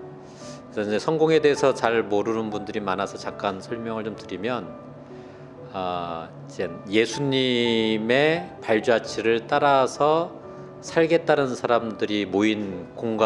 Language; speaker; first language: Korean; native; Korean